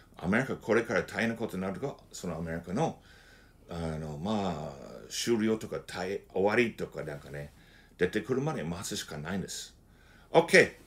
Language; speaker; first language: Japanese; non-native, fluent; English